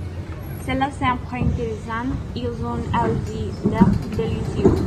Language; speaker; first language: French; non-native, learner; Spanish